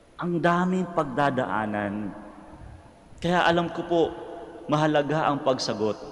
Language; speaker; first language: Filipino; non-native, local second language; Cebuano